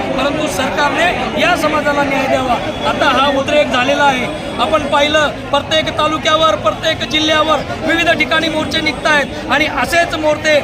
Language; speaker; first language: Marathi; non-native, local second language; Lambadi